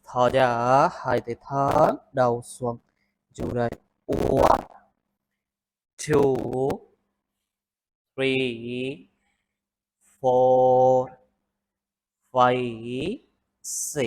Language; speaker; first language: Vietnamese; non-native, learner; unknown